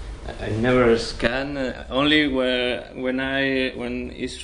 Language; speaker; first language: English; non-native, learner; Spanish